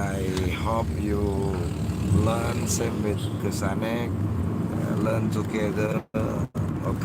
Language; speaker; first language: English; non-native, learner; Indonesian